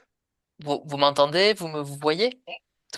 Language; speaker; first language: French; native; French